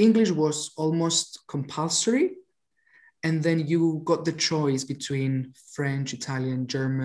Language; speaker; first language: English; non-native, fluent; Greek